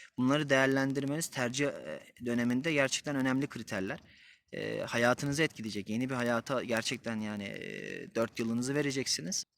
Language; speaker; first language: Turkish; native; Turkish